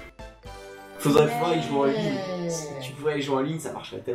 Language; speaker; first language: French; native; French